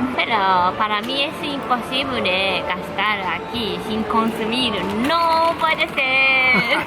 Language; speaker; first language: Spanish; non-native, fluent; Japanese